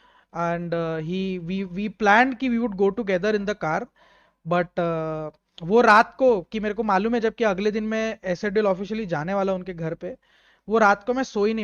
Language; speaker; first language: Hindi; native; Hindi